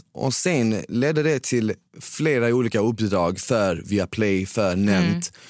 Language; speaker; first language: Swedish; early bilingual, other home language; Bosnian